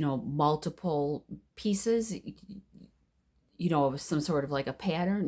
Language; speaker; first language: English; native; English